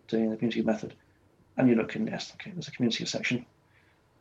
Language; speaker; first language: English; native; English